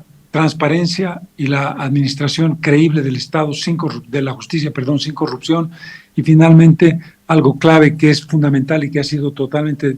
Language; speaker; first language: Spanish; native; Spanish